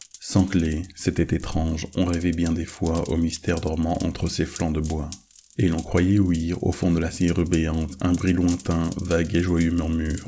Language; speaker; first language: French; native; French